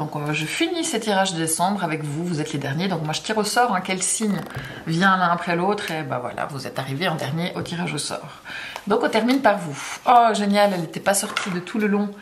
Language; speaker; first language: French; native; French